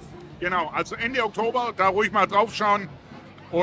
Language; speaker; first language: German; native; German